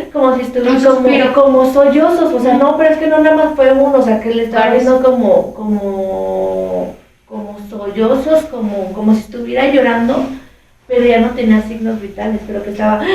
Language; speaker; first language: Spanish; native; Spanish